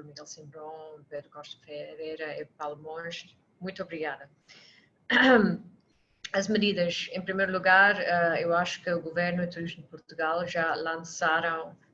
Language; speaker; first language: Portuguese; non-native, fluent; English